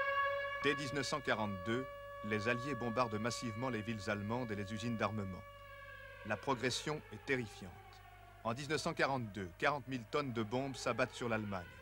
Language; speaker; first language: French; native; French